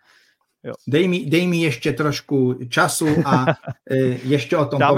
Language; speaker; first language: Czech; non-native, fluent; Polish